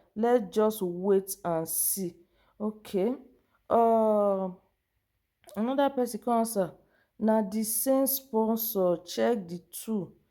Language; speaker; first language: Nigerian Pidgin; native; Nigerian Pidgin